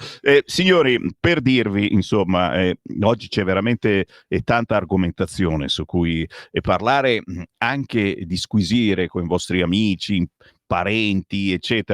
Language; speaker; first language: Italian; native; Italian